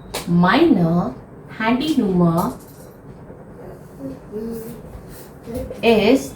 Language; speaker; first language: German; non-native, fluent; Hindi